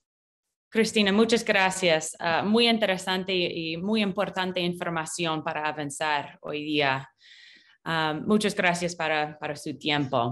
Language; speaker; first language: Spanish; non-native, fluent; English